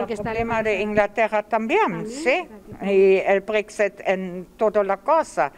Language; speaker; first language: Spanish; non-native, learner; German